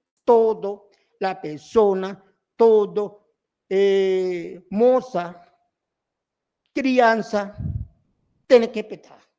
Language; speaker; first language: Portuguese; non-native, learner; Spanish